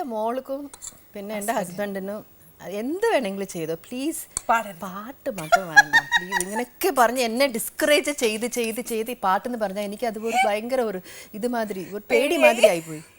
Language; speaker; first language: Malayalam; non-native, fluent; Telugu